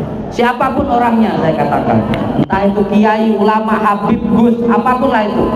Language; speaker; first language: Indonesian; native; Indonesian